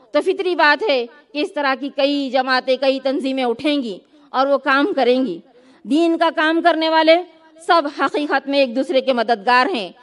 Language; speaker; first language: Urdu; native; Urdu